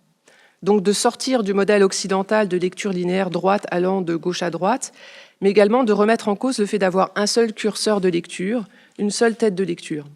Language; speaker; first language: French; native; French